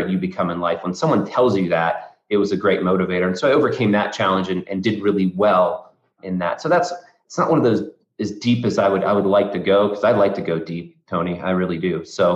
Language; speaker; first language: English; native; English